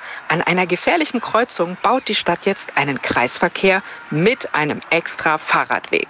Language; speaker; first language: German; native; German